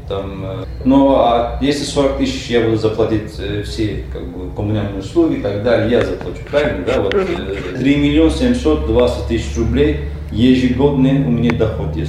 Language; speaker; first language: Russian; non-native, learner; Turkish